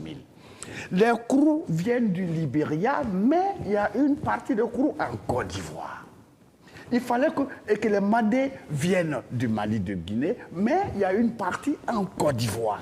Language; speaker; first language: French; non-native, local second language; Dyula